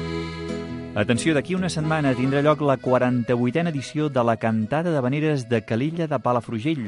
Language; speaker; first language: Catalan; native; Catalan